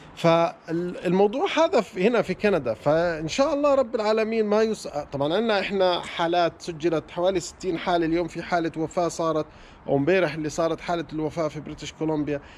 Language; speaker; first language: Arabic; native; Arabic